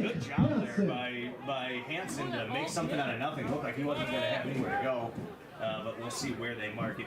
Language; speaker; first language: English; native; English